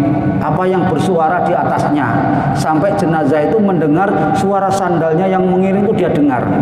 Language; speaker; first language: Indonesian; non-native, local second language; Javanese